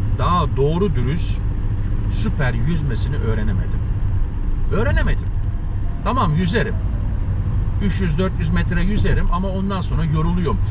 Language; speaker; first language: Turkish; native; Turkish